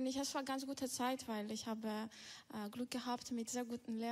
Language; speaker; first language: German; non-native, local second language; Georgian